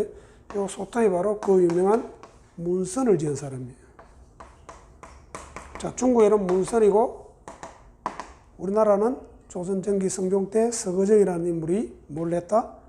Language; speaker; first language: Korean; native; Korean